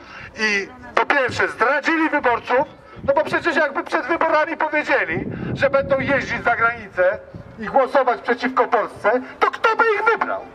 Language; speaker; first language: Polish; native; Polish